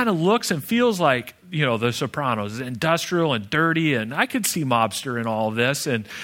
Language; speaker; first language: English; native; English